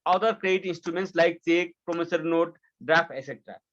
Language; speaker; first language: English; non-native, local second language; Nepali